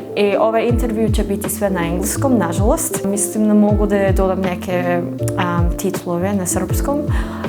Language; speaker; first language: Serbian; non-native, fluent; English